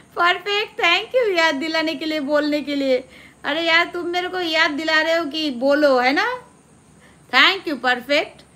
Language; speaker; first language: Hindi; non-native, local second language; Bangla